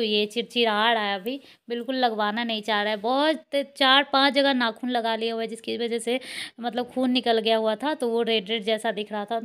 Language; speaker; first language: Hindi; native; Hindi